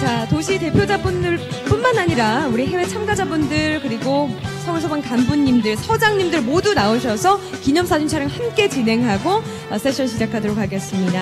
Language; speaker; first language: Korean; native; Korean